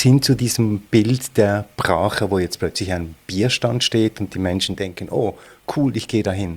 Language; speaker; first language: German; native; German